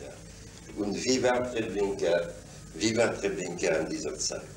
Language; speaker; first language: German; non-native, fluent; French